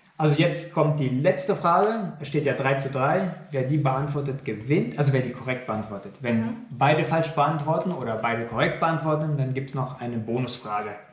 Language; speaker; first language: German; non-native, fluent; Indonesian